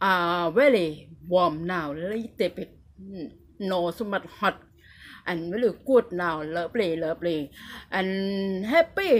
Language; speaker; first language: English; non-native, learner; Thai